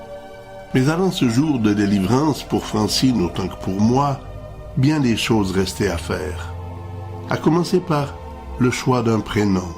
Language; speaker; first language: French; native; French